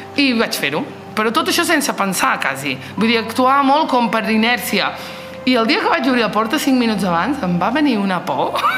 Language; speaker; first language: Catalan; early bilingual, other home language; Riffian